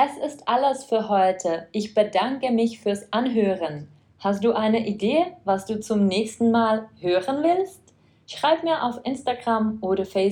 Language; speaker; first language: German; non-native, fluent; Czech